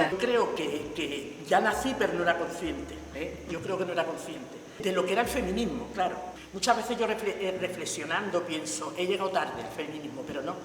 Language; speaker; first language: Spanish; early bilingual, other home language; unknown